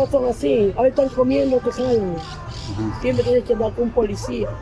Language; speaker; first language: Spanish; native; Spanish